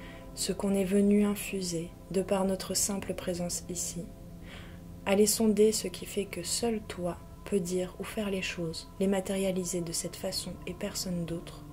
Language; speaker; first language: French; native; French